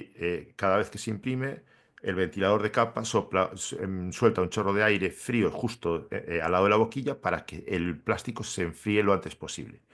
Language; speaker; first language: Spanish; native; Spanish